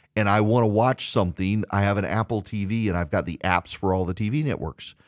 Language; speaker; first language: English; native; English